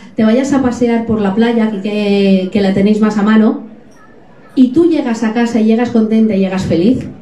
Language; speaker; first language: Spanish; native; Spanish